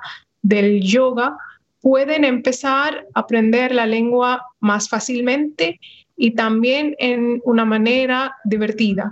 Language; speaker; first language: Spanish; non-native, fluent; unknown